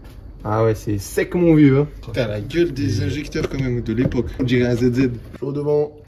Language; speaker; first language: French; native; French